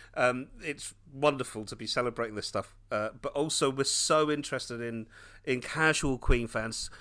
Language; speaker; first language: English; early bilingual, other home language; Hindi